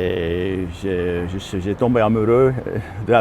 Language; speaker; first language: French; non-native, fluent; Dutch